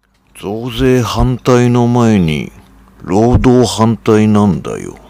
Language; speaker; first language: Japanese; native; Japanese